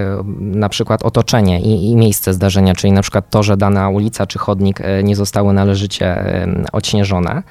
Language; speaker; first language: Polish; native; Polish